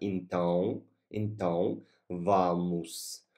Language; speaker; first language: Portuguese; non-native, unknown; Russian